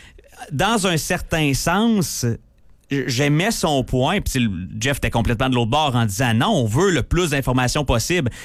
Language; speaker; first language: French; native; French